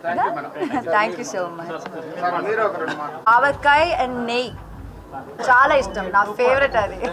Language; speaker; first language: Telugu; non-native, local second language; Malayalam